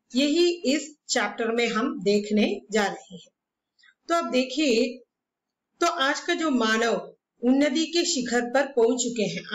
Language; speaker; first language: Hindi; non-native, local second language; Malayalam